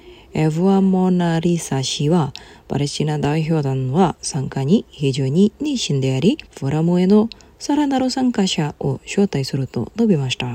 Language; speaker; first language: Japanese; non-native, fluent; Indonesian